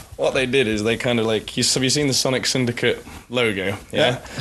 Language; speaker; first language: English; native; English